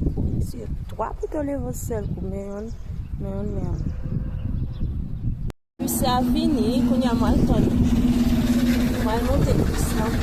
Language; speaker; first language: French; non-native, learner; Haitian Creole